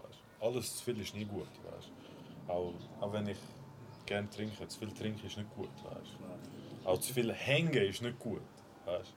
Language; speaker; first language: German; early bilingual, other home language; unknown